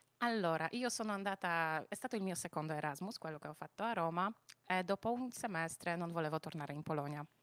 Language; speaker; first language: Italian; non-native, fluent; Polish